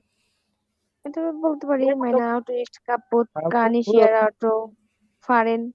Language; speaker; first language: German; non-native, learner; Bangla